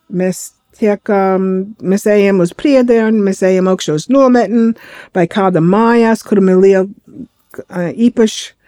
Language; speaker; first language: Latvian; early bilingual, heritage; Latvian